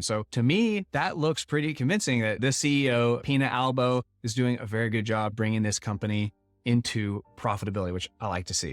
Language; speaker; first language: English; native; English